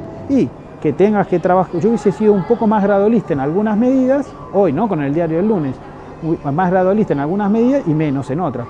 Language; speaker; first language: Spanish; native; Spanish